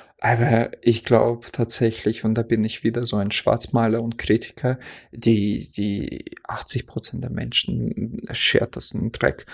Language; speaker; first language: German; non-native, fluent; Russian